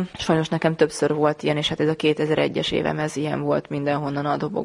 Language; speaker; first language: Hungarian; native; Hungarian